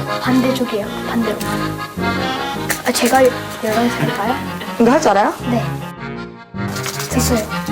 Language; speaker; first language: Korean; non-native, learner; English